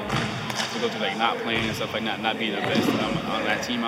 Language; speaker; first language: English; native; English